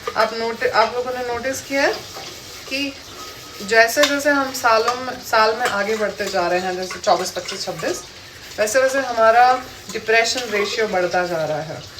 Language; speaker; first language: Hindi; native; Hindi